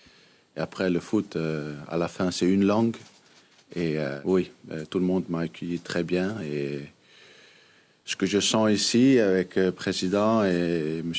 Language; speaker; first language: French; non-native, fluent; Danish